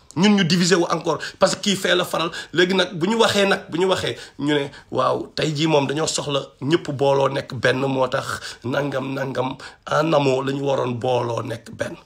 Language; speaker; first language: Wolof; non-native, local second language; Fula